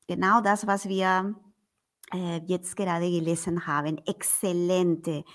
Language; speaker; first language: German; non-native, fluent; Spanish